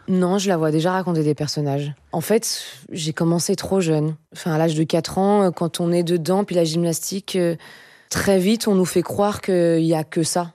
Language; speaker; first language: French; native; French